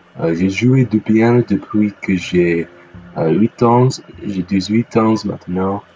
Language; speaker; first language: French; non-native, learner; English